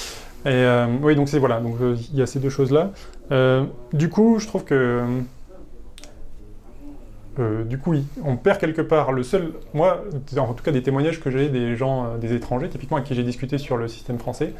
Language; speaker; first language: French; native; French